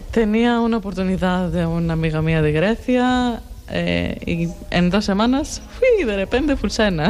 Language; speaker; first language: Spanish; non-native, learner; Greek